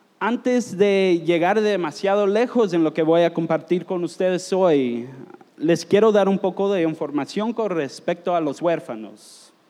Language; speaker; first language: Spanish; non-native, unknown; English